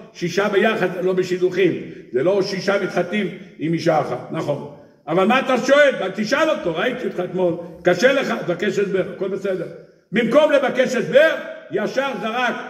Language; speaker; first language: Hebrew; native; Hebrew